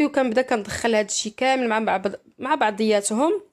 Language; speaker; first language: Arabic; native; Arabic